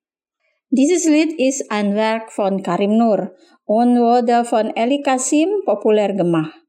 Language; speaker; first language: German; non-native, fluent; Indonesian